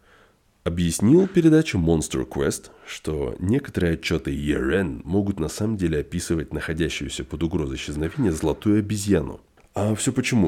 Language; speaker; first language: Russian; native; Russian